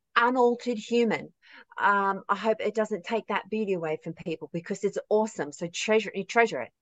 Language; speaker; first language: English; native; English